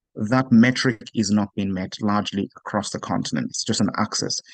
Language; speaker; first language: English; non-native, local second language; Yoruba